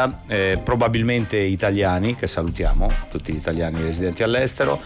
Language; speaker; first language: Italian; native; Italian